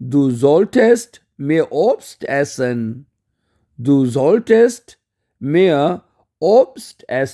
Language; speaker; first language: German; non-native, fluent; Urdu